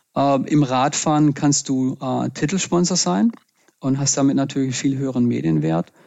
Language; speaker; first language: German; native; German